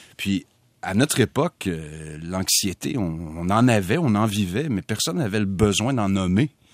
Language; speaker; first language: French; native; French